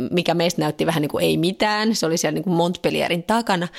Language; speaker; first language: Finnish; native; Finnish